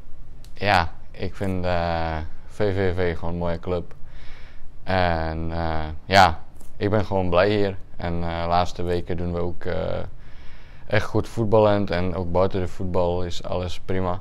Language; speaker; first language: Dutch; non-native, fluent; Czech